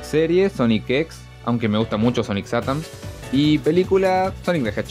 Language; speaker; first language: Spanish; native; Spanish